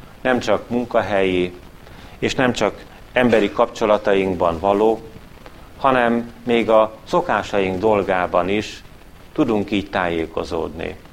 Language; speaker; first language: Hungarian; native; Hungarian